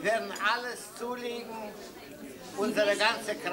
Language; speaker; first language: German; non-native, fluent; Lithuanian